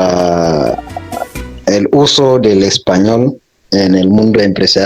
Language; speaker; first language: Spanish; non-native, fluent; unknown